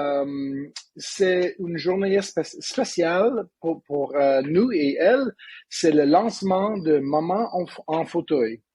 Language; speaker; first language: French; non-native, learner; English